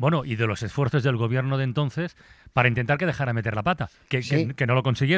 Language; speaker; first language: Spanish; native; Spanish